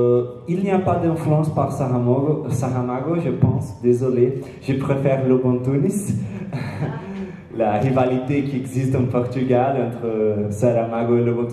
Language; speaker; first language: French; non-native, learner; Portuguese